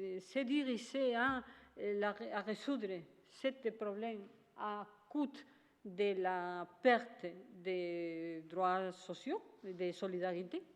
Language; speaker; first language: French; non-native, fluent; Spanish